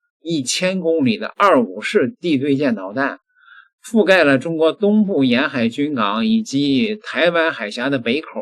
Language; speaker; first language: Chinese; native; Chinese